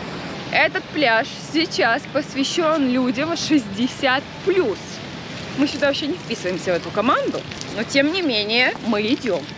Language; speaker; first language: Russian; native; Russian